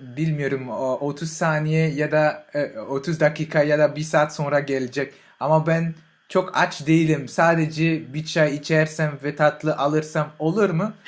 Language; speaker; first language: Turkish; non-native, learner; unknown